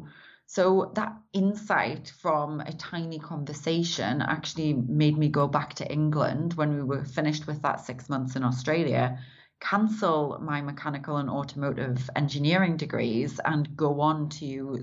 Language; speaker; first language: English; native; English